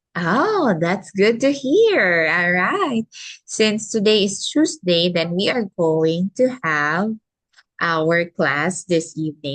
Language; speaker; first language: English; non-native, local second language; Filipino